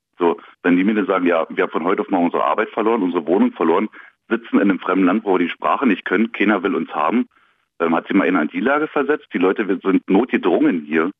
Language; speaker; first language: German; native; German